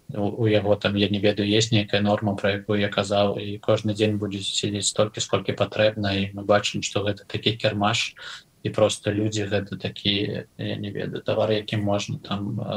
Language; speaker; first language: Belarusian; non-native, local second language; Russian